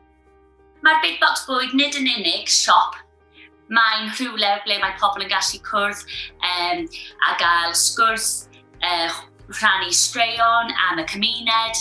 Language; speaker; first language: Welsh; non-native, local second language; English